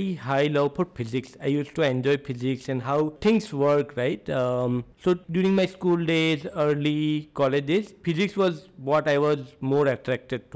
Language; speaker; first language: English; non-native, local second language; Gujarati